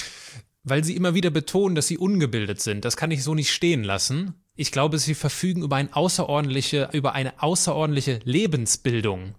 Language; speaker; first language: German; native; German